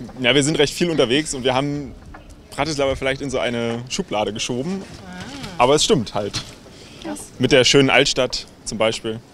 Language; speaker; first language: German; native; German